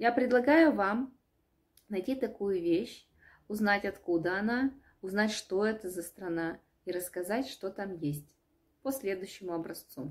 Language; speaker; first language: Russian; native; Russian